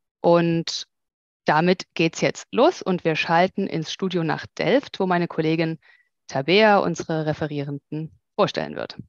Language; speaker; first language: German; native; German